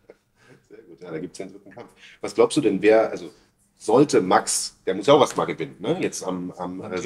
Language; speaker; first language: German; native; German